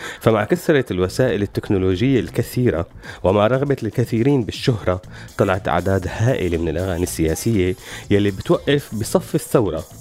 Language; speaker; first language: Arabic; native; Arabic